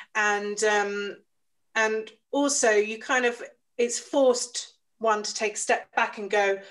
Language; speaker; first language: English; native; English